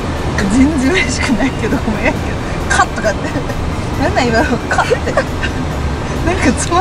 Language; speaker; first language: Japanese; native; Japanese